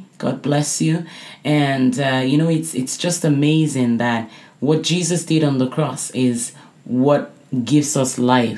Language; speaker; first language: English; non-native, local second language; Yoruba